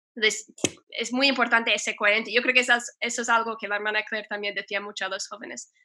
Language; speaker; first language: Spanish; non-native, fluent; English